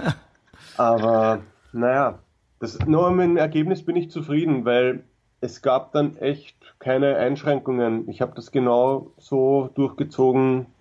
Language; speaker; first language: German; native; German